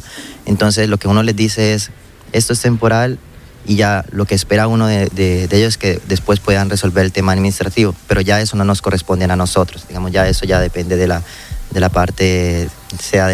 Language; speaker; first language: Spanish; native; Spanish